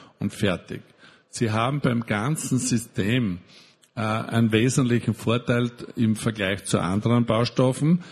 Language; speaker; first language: German; native; German